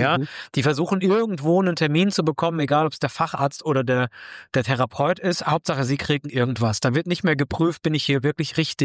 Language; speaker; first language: German; native; German